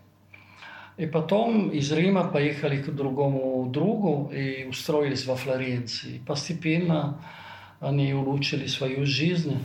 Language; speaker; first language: Russian; non-native, fluent; Italian